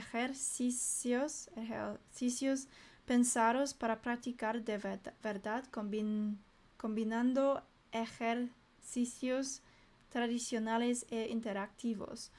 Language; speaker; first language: Spanish; non-native, learner; English